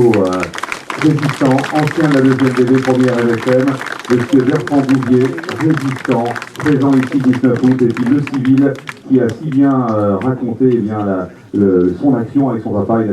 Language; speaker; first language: French; native; French